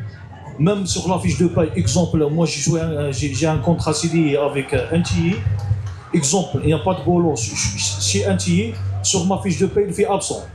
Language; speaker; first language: French; non-native, learner; Arabic